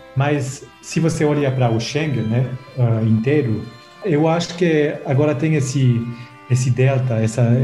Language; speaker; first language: Portuguese; non-native, fluent; French